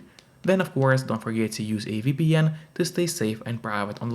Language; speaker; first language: English; non-native, fluent; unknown